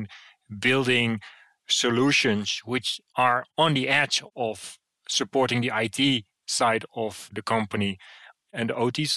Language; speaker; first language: English; non-native, fluent; Dutch